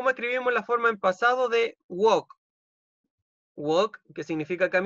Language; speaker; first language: Spanish; native; Spanish